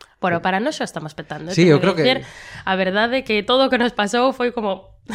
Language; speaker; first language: Galician; non-native, local second language; Spanish